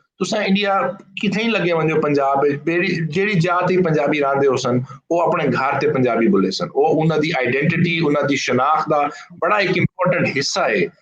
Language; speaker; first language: Punjabi; non-native, local second language; Urdu